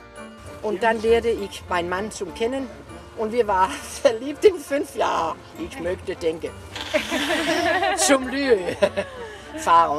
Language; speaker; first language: German; non-native, learner; Danish